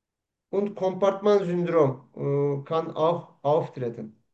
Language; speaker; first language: German; non-native, fluent; Turkish